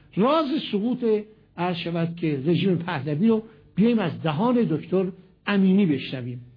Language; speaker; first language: Persian; native; Persian